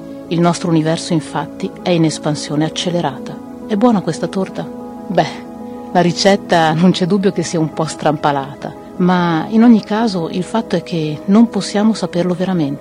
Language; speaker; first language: Italian; native; Italian